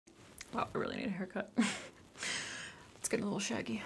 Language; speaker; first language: English; native; English